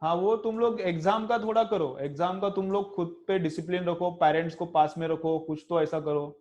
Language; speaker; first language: Hindi; non-native, local second language; Marathi